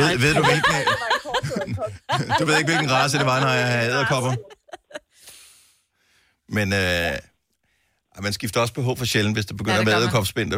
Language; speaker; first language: Danish; native; Danish